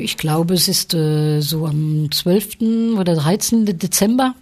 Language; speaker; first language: German; early bilingual, heritage; French